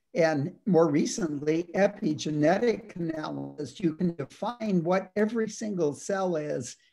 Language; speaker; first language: English; native; English